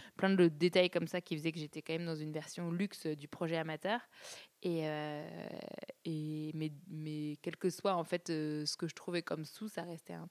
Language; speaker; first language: French; native; French